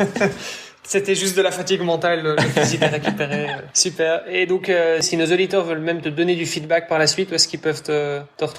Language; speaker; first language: French; native; French